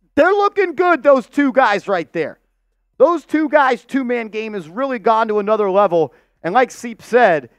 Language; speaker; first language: English; native; English